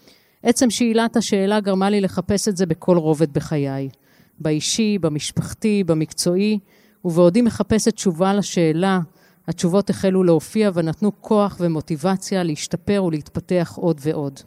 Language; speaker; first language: Hebrew; native; Hebrew